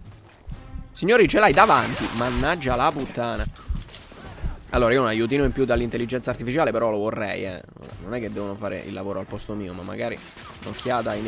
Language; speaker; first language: Italian; native; Italian